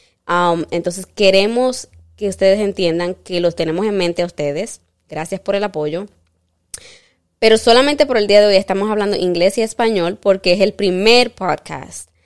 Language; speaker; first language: Spanish; early bilingual, heritage; Spanish